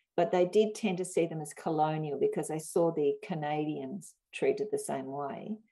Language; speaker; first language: English; native; English